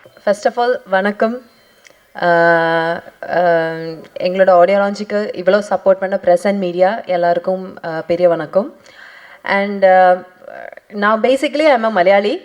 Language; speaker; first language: Tamil; non-native, fluent; Malayalam